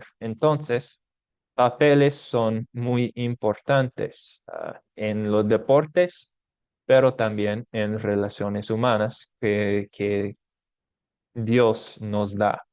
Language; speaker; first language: Spanish; non-native, fluent; English